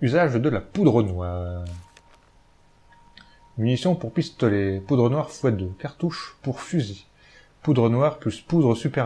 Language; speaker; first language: French; native; French